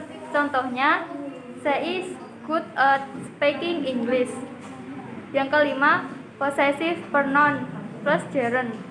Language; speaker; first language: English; non-native, learner; Indonesian